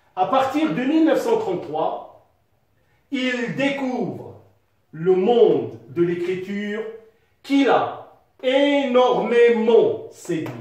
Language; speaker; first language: French; non-native, local second language; Arabic